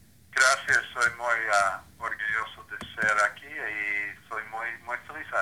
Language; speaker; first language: Spanish; non-native, learner; English